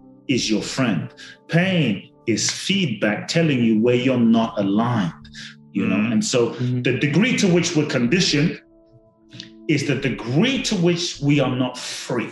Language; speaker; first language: English; native; English